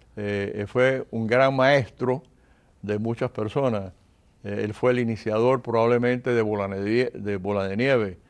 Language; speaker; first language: Spanish; native; Spanish